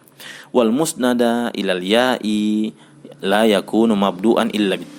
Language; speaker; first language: Arabic; non-native, fluent; Indonesian